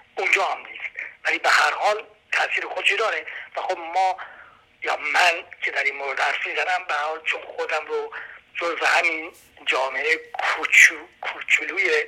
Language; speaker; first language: Persian; native; Persian